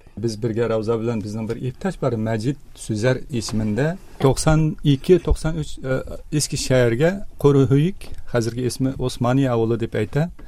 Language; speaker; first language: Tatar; early bilingual, heritage; Tatar